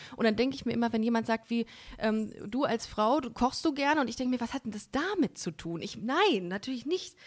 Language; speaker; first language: German; native; German